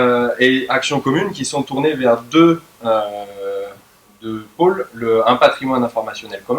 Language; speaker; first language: French; native; French